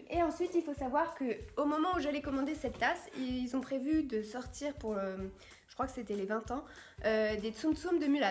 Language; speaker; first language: French; native; French